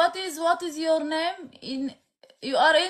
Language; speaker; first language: English; non-native, learner; Arabic